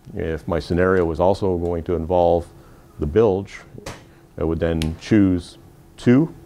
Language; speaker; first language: English; native; English